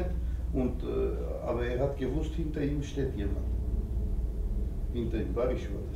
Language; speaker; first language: German; non-native, learner; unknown